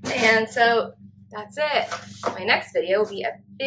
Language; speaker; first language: English; native; English